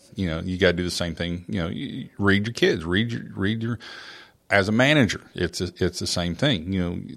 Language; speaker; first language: English; native; English